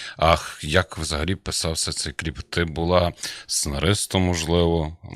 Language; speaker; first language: Ukrainian; native; Ukrainian